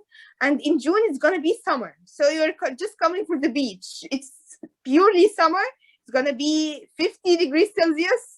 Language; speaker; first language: English; non-native, fluent; Arabic